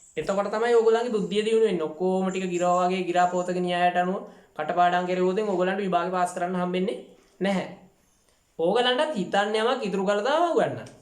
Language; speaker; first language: Sinhala; native; Sinhala